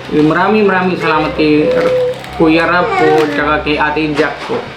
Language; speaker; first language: Filipino; non-native, learner; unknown